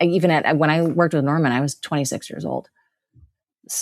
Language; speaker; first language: English; native; English